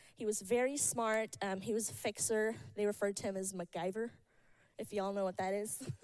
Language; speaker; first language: English; early bilingual, other home language; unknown